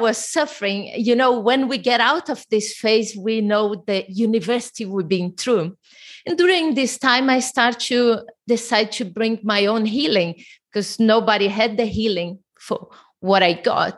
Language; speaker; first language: English; non-native, fluent; Portuguese